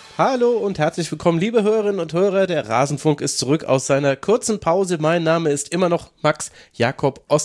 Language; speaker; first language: German; native; German